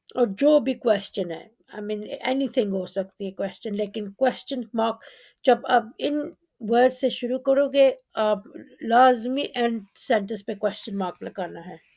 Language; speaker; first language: Urdu; non-native, local second language; Punjabi